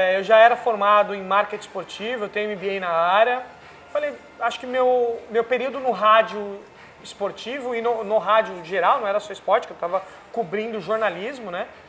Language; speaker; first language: Portuguese; native; Portuguese